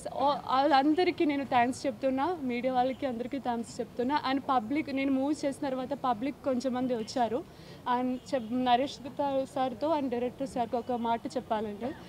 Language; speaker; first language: Telugu; non-native, learner; Malayalam